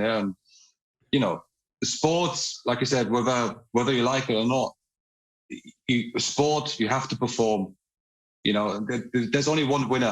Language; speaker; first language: English; non-native, fluent; German